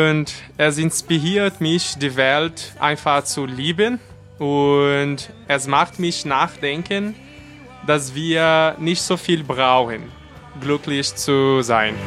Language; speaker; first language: German; non-native, learner; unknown